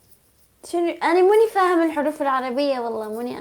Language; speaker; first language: Arabic; non-native, learner; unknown